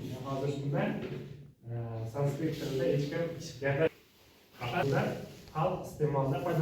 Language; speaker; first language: Turkish; non-native, learner; Uzbek